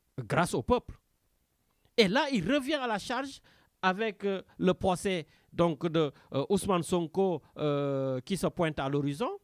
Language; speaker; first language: French; non-native, local second language; Wolof